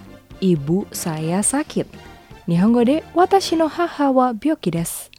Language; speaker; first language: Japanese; non-native, fluent; Indonesian